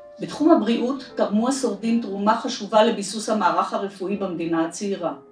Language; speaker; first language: Hebrew; native; Hebrew